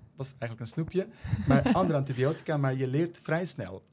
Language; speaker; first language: Dutch; non-native, fluent; Persian